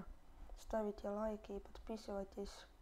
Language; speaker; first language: Russian; early bilingual, heritage; Russian